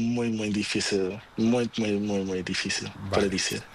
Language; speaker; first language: Spanish; non-native, learner; Portuguese